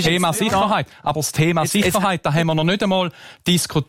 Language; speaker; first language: German; native; German